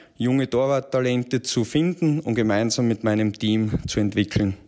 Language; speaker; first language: German; native; German